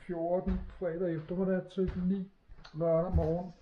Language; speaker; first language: Danish; non-native, fluent; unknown